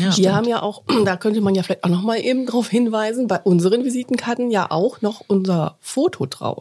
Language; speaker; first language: German; native; German